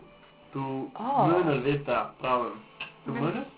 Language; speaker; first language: Icelandic; non-native, learner; English